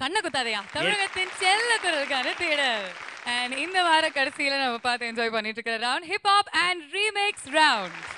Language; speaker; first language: Tamil; native; Tamil